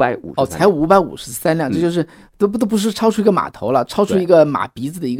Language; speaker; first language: Chinese; native; Chinese